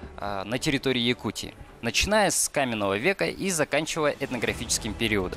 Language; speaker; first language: Russian; native; Russian